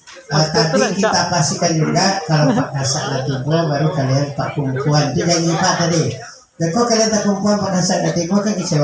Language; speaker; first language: Indonesian; native; Indonesian